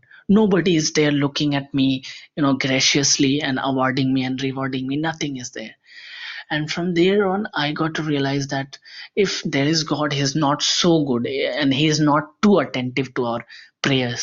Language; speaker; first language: English; non-native, local second language; Hindi